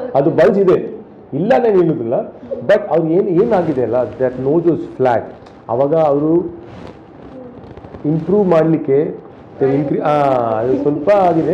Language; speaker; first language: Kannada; non-native, fluent; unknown